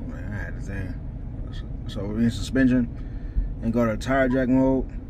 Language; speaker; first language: English; native; English